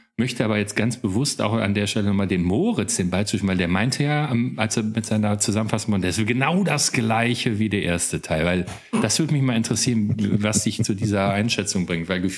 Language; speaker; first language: German; native; German